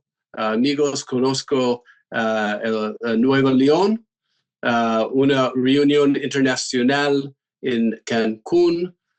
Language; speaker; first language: Spanish; non-native, fluent; English